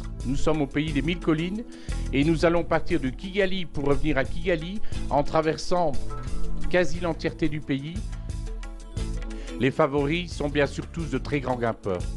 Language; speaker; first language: French; native; French